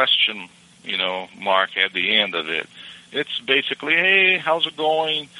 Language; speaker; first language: English; non-native, fluent; Portuguese